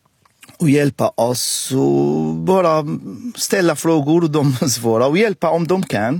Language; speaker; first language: Swedish; non-native, fluent; Arabic